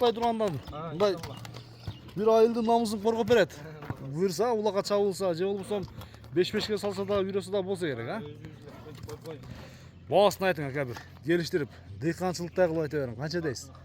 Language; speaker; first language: Kyrgyz; native; Kyrgyz